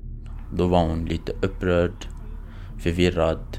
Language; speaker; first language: Swedish; non-native, fluent; Kurdish